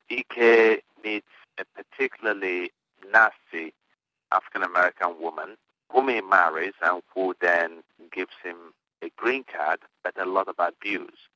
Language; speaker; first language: English; non-native, local second language; Igbo